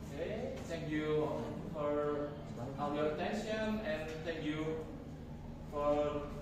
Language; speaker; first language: English; non-native, fluent; Indonesian